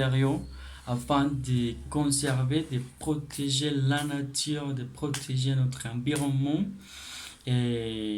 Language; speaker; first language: French; non-native, learner; Spanish